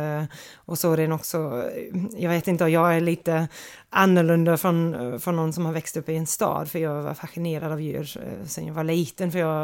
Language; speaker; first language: Swedish; non-native, fluent; English